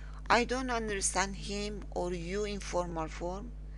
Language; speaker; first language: English; non-native, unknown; Persian